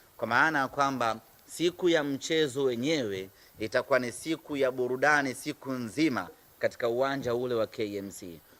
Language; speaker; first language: Swahili; native; Swahili